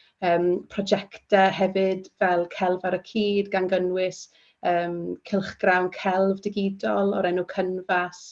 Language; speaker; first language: Welsh; native; Welsh